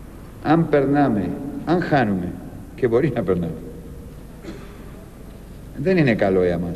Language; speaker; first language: Greek; non-native, learner; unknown